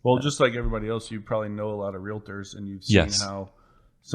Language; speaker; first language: English; native; English